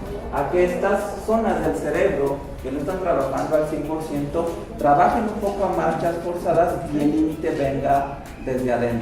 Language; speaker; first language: Spanish; native; Spanish